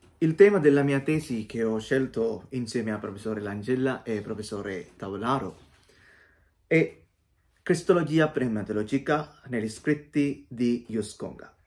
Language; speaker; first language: Italian; non-native, fluent; Sinhala